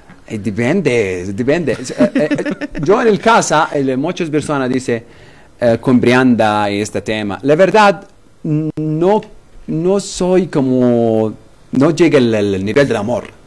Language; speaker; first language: Spanish; non-native, learner; Arabic